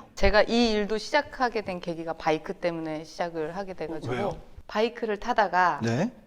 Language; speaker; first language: Korean; native; Korean